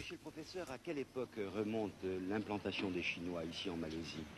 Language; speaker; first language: French; native; French